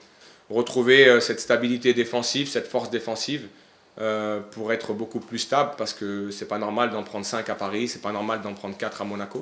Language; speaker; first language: French; native; French